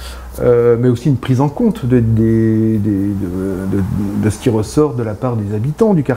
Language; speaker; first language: French; native; French